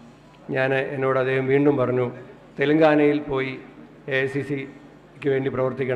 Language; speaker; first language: Malayalam; native; Malayalam